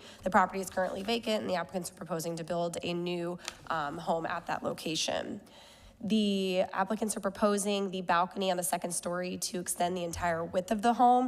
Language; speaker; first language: English; native; English